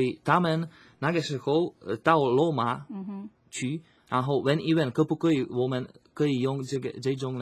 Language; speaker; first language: Chinese; non-native, learner; Slovak